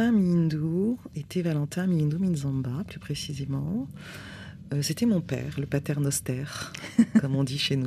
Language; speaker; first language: French; native; French